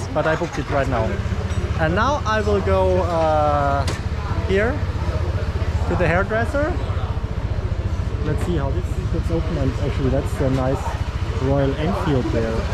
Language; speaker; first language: English; non-native, fluent; German